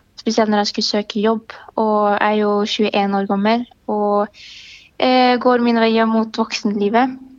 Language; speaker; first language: Norwegian; early bilingual, other home language; Arabic